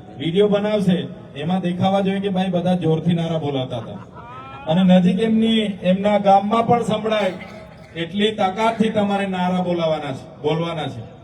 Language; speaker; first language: Gujarati; non-native, local second language; Vasavi